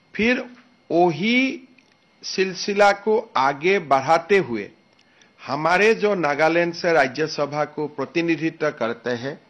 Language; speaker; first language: Hindi; non-native, local second language; Assamese